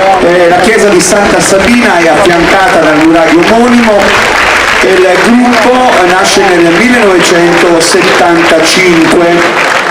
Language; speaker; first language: Italian; native; Italian